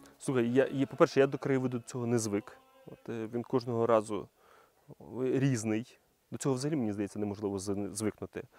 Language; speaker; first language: Ukrainian; native; Ukrainian